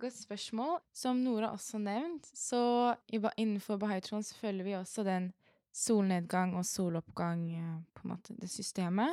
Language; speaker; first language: Norwegian; early bilingual, other home language; Persian